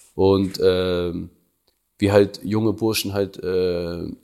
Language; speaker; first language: German; early bilingual, other home language; Albanian